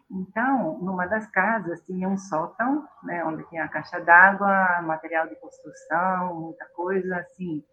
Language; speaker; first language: Portuguese; non-native, fluent; Italian